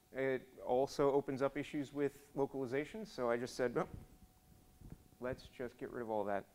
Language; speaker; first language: English; native; English